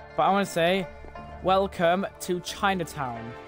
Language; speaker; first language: English; native; English